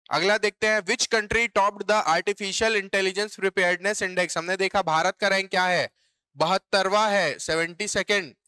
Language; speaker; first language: Hindi; native; Hindi